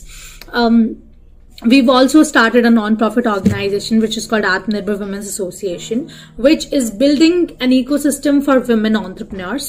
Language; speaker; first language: English; non-native, local second language; Hindi